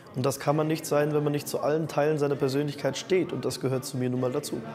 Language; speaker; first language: German; native; German